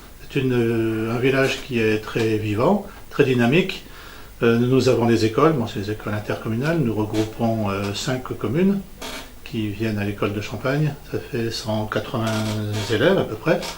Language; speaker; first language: French; native; French